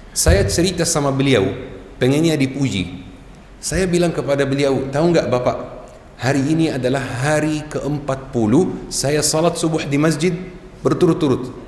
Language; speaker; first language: Indonesian; non-native, fluent; Arabic